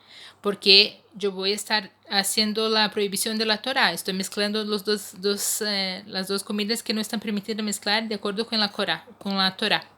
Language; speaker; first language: Spanish; non-native, fluent; Portuguese